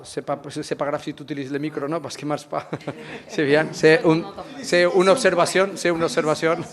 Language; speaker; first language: French; non-native, fluent; Spanish